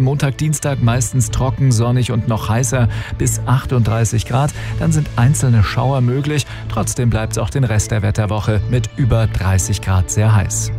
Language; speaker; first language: German; native; German